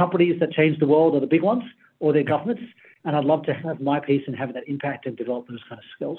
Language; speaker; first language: English; native; English